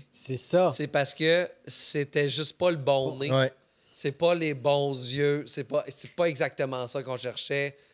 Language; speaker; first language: French; native; French